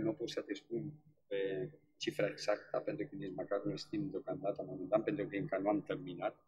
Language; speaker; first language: Romanian; non-native, fluent; Spanish